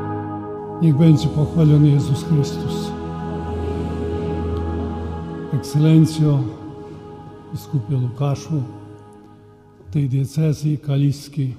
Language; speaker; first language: Polish; early bilingual, heritage; Polish